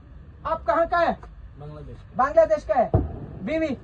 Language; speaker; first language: Hindi; non-native, local second language; Kannada